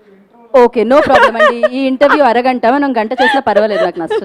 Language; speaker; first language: Telugu; native; Telugu